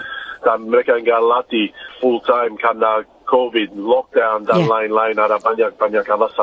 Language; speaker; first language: Indonesian; non-native, fluent; English